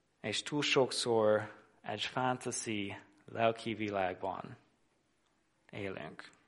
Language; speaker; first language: Hungarian; non-native, fluent; English